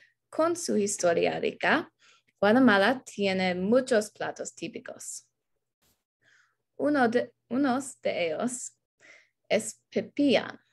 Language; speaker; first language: Spanish; non-native, learner; English